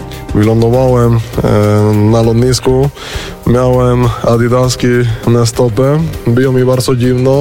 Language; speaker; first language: Polish; non-native, learner; Spanish